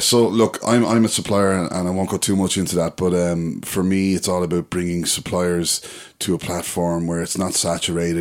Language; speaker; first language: English; native; English